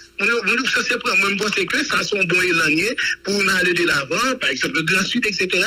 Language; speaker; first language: French; non-native, local second language; Haitian Creole